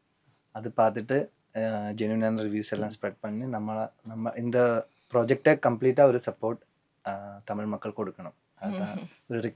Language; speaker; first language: Tamil; non-native, learner; Malayalam